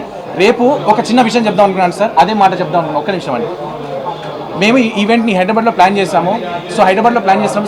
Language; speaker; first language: Telugu; native; Telugu